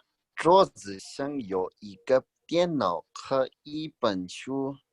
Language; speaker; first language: Chinese; non-native, fluent; Urdu